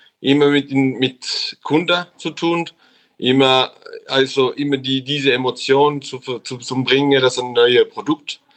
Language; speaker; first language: German; non-native, local second language; French